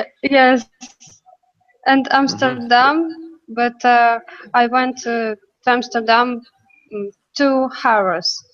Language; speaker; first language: English; non-native, learner; Russian